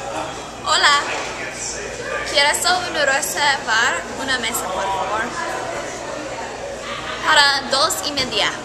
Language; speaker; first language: Spanish; non-native, learner; English